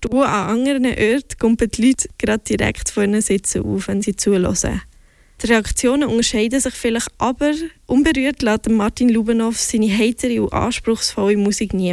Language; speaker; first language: German; native; German